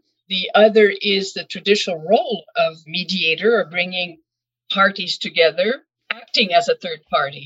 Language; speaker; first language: English; non-native, fluent; French